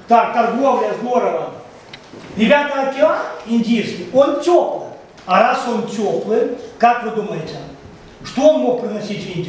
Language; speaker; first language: Russian; native; Russian